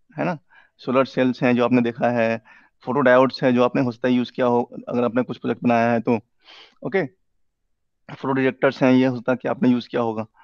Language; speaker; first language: Hindi; native; Hindi